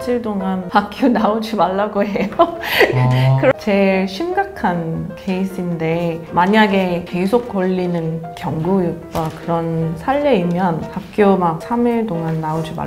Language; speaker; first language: Korean; non-native, fluent; English